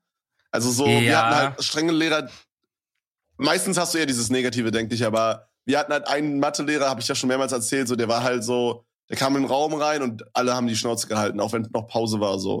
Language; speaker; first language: German; native; German